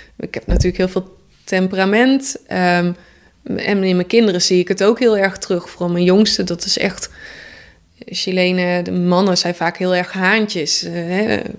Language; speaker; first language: Dutch; native; Dutch